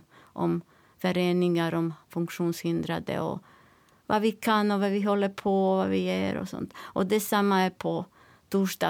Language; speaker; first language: Swedish; non-native, learner; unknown